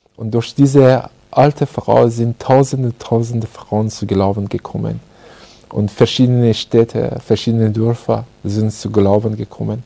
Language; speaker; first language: German; non-native, fluent; Persian